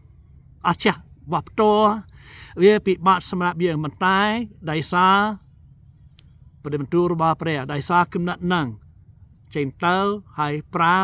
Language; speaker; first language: Khmer; non-native, fluent; English